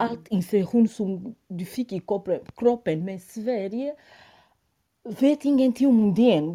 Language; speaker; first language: Swedish; non-native, fluent; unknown